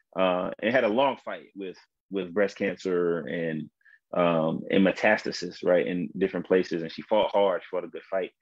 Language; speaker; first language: English; native; English